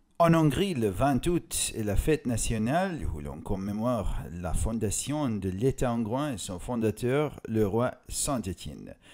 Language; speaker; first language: French; non-native, fluent; Hungarian